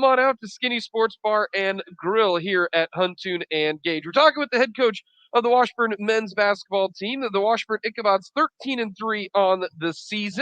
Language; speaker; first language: English; native; English